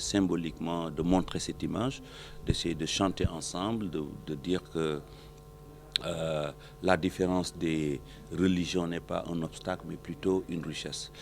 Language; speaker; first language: French; non-native, local second language; Wolof